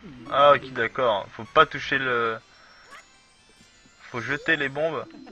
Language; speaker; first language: French; native; French